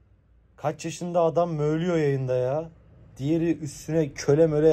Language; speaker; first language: Turkish; native; Turkish